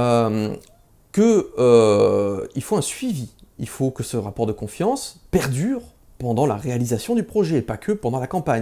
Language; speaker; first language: French; native; French